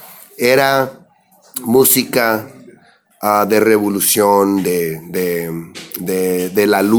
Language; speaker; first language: Spanish; early bilingual, heritage; English